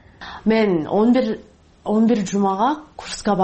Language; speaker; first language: Kyrgyz; non-native, learner; English